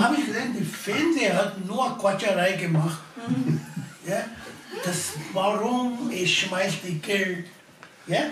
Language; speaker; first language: German; non-native, learner; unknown